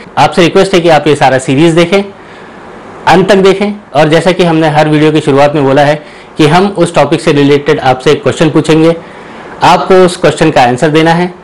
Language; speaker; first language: Hindi; native; Hindi